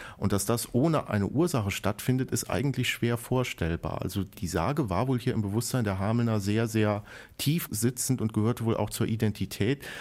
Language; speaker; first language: German; native; German